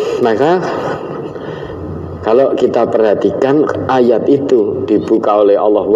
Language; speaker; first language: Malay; non-native, local second language; Javanese